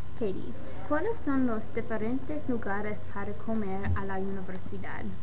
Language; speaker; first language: Spanish; non-native, learner; English